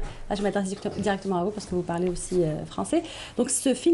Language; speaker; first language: French; native; French